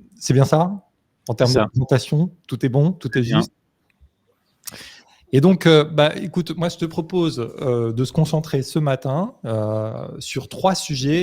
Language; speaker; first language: French; native; French